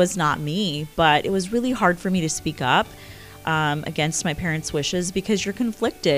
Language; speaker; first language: English; early bilingual, other home language; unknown